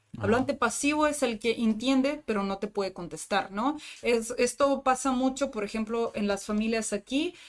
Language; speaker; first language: Spanish; non-native, fluent; Russian